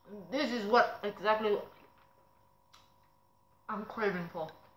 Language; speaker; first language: English; non-native, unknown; Vietnamese